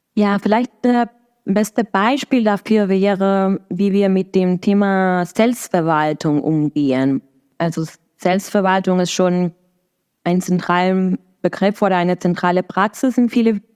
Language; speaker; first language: German; non-native, fluent; Spanish